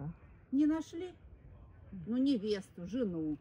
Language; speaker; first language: Russian; native; Russian